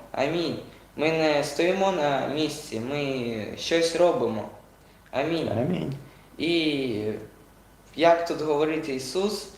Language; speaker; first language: Ukrainian; non-native, local second language; Russian